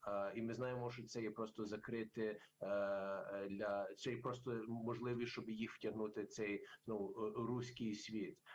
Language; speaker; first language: Ukrainian; early bilingual, heritage; English